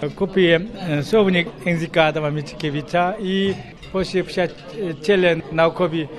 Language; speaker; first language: Polish; non-native, fluent; Korean